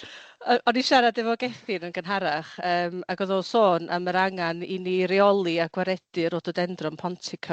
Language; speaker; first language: Welsh; native; Welsh